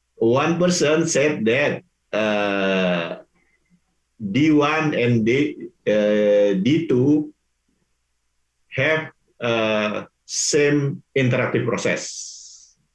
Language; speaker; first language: English; non-native, learner; Indonesian